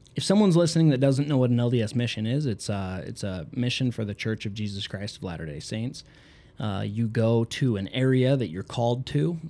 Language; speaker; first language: English; native; English